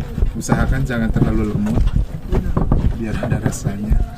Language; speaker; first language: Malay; non-native, local second language; Sundanese